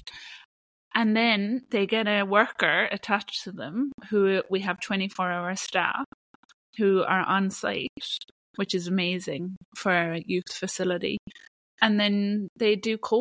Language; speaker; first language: English; native; English